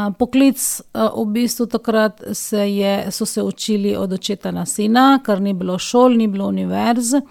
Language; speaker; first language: Slovenian; non-native, fluent; Hindi